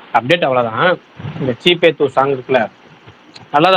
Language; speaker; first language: Tamil; native; Tamil